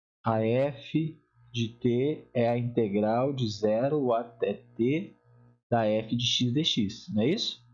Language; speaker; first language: Portuguese; native; Portuguese